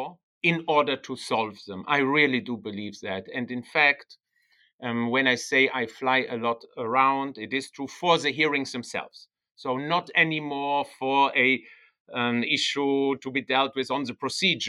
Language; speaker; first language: English; non-native, fluent; German